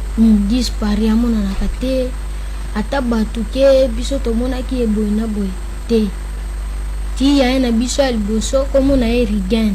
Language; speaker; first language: Lingala; native; Lingala